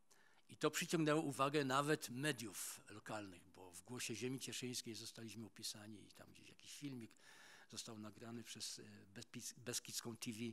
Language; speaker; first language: Polish; native; Polish